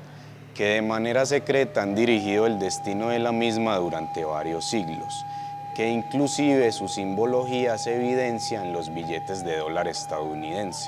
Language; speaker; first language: Spanish; native; Spanish